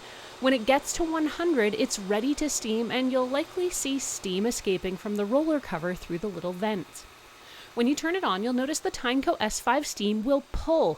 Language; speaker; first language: English; native; English